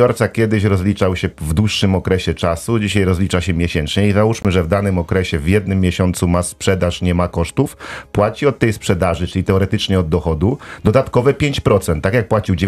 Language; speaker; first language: Polish; native; Polish